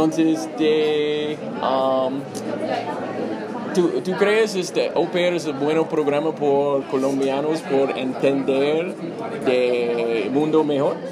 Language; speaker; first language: Spanish; non-native, learner; English